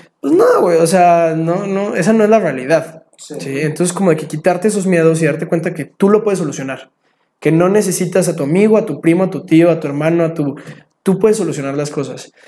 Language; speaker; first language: Spanish; native; Spanish